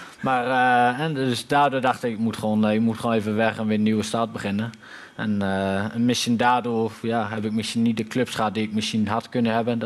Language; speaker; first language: Dutch; native; Dutch